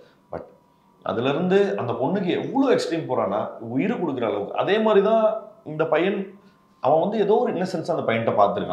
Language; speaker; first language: Tamil; native; Tamil